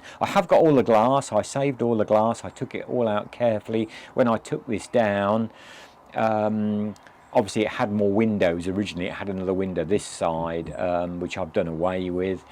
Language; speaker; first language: English; native; English